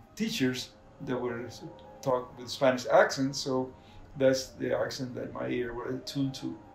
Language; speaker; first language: English; non-native, fluent; Spanish